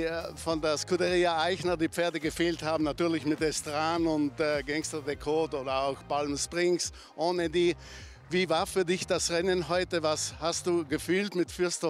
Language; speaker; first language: German; native; German